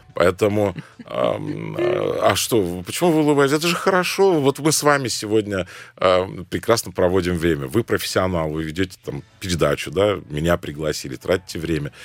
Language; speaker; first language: Russian; non-native, fluent; Arabic